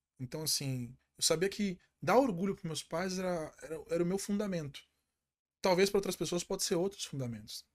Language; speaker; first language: Portuguese; native; Portuguese